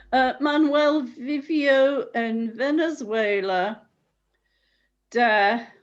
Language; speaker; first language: Spanish; non-native, learner; English